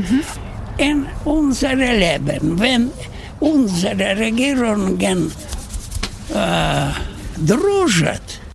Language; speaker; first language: German; non-native, learner; Russian